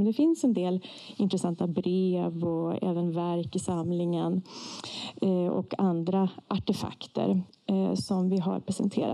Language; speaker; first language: Swedish; native; Swedish